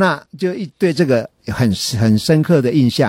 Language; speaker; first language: Chinese; native; Chinese